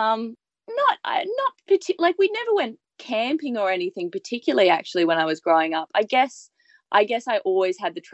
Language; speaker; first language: English; native; English